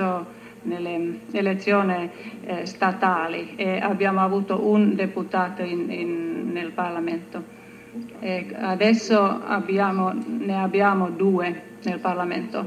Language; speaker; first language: Italian; non-native, learner; Finnish